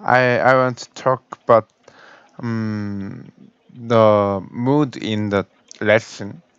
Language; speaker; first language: English; non-native, learner; Korean